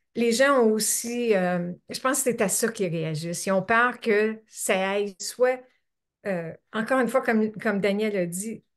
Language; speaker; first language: French; native; French